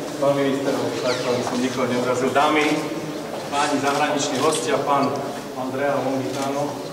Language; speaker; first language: Slovak; native; Slovak